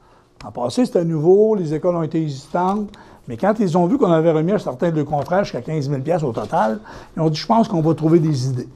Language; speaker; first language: French; native; French